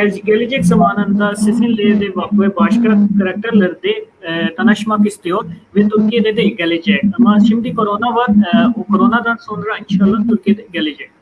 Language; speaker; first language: Turkish; non-native, fluent; Urdu